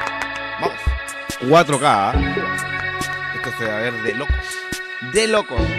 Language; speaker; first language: Spanish; native; Spanish